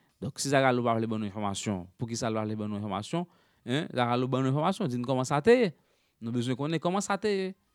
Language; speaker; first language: French; non-native, local second language; Haitian Creole